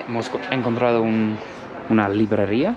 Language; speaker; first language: Spanish; non-native, fluent; English